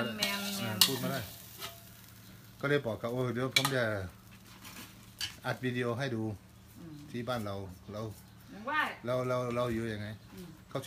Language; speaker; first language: Thai; non-native, fluent; Danish